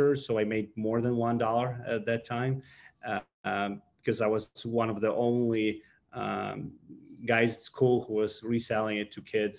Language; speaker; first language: English; non-native, fluent; Ukrainian